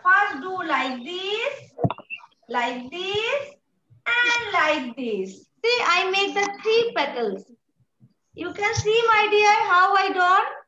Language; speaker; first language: English; non-native, learner; Bangla